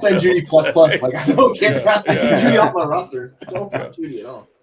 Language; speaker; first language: English; native; English